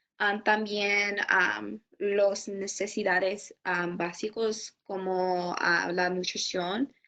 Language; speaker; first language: Spanish; non-native, learner; English